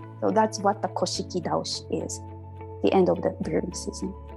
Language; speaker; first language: English; non-native, fluent; Japanese